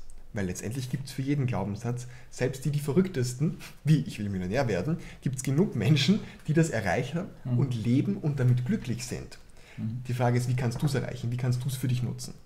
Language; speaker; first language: German; native; German